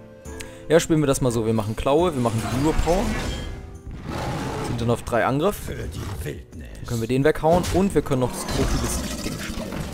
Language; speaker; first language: German; native; German